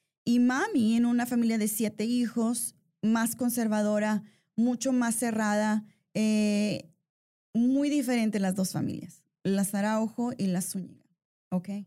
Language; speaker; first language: Spanish; early bilingual, heritage; Spanish